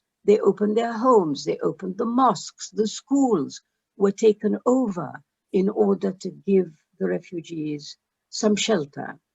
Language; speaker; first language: English; early bilingual, other home language; Arabic